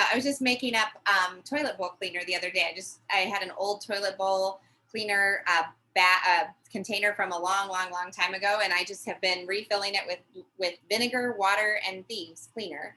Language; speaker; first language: English; native; English